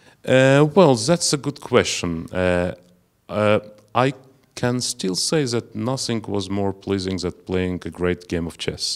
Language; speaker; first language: English; non-native, fluent; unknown